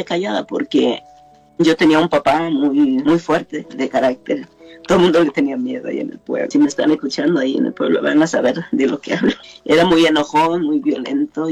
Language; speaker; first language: Spanish; native; Spanish